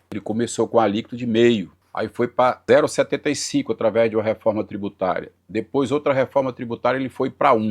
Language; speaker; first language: Portuguese; native; Portuguese